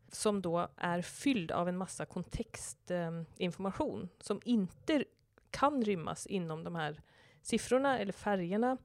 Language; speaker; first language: Swedish; native; Swedish